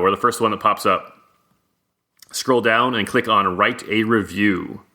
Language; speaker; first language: English; native; English